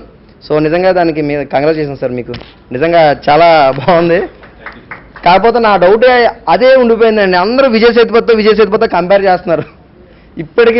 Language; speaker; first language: Telugu; native; Telugu